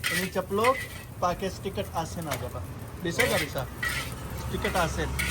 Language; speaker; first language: Indonesian; non-native, learner; Urdu